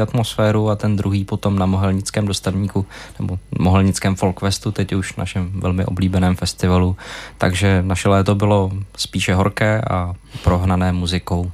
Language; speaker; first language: Czech; native; Czech